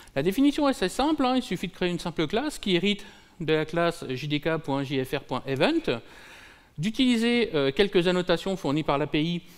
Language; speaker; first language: French; native; French